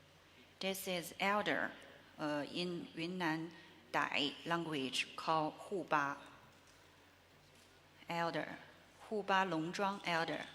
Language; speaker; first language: English; non-native, learner; Chinese